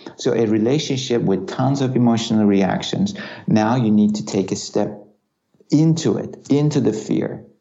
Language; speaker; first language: English; non-native, fluent; Turkish